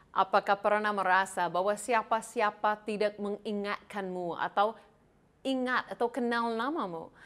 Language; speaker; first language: Indonesian; non-native, fluent; English